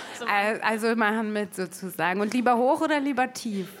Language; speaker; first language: German; native; German